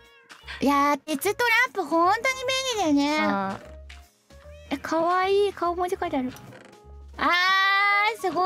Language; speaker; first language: Japanese; native; Japanese